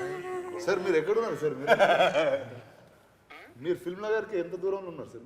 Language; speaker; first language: Telugu; native; Telugu